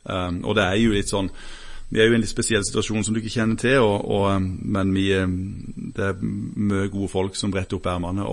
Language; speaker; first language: Norwegian; native; Norwegian